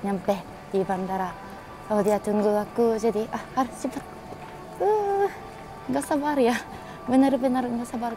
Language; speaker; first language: Indonesian; non-native, fluent; Japanese